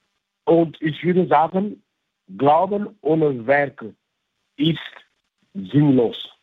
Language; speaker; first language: German; non-native, local second language; French